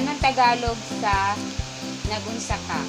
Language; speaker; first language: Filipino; non-native, local second language; Cebuano